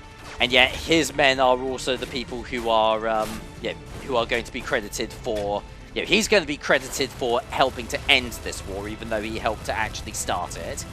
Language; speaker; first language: English; native; English